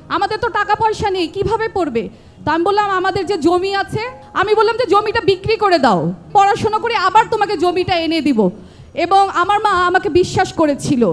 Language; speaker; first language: Bangla; non-native, local second language; Santali